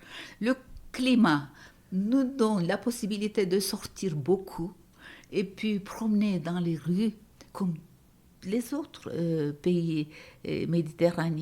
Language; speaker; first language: French; non-native, fluent; Turkish